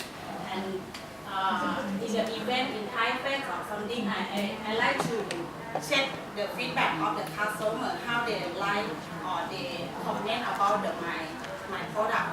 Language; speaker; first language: English; non-native, learner; Thai